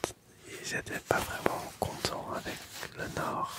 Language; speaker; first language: French; non-native, local second language; Dutch